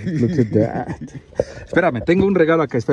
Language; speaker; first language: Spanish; native; Spanish